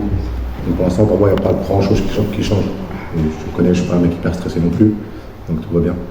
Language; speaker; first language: French; native; French